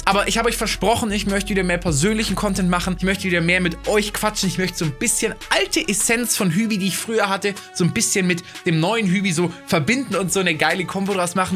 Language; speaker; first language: German; native; German